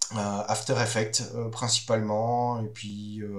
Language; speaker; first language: French; native; French